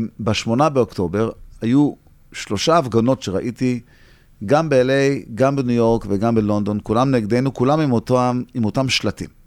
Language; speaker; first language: Hebrew; early bilingual, heritage; English